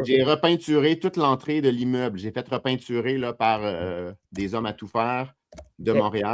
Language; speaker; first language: French; native; French